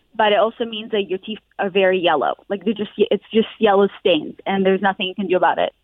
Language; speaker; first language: English; non-native, fluent; Hebrew